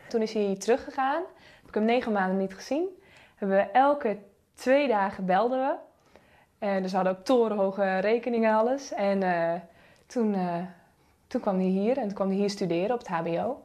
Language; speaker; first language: Dutch; early bilingual, other home language; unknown